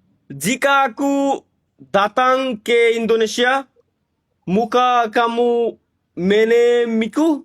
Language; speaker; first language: Indonesian; non-native, learner; Bangla